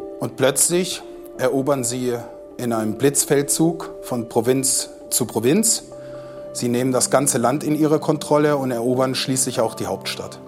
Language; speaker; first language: German; native; German